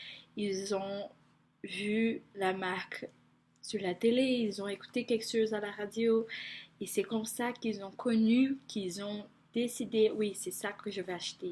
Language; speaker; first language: French; non-native, fluent; Portuguese